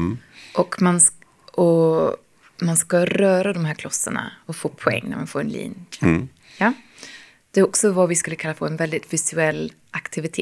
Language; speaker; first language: Swedish; non-native, fluent; English